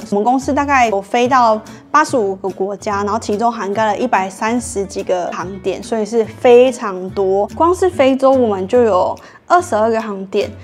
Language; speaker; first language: Chinese; native; Chinese